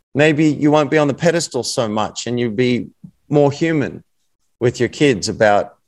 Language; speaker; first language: English; native; English